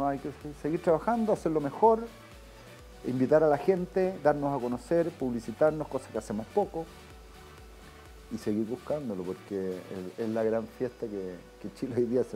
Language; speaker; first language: Spanish; native; Spanish